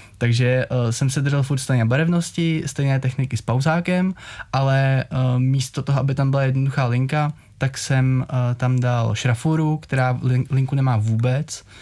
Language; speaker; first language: Czech; native; Czech